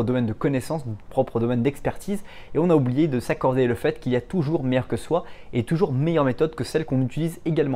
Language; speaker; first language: French; native; French